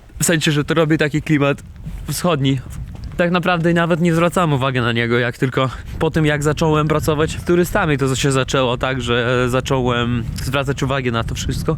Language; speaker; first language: Polish; non-native, fluent; Russian